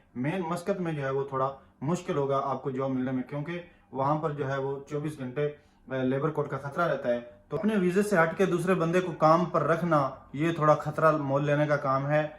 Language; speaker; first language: Urdu; non-native, local second language; Punjabi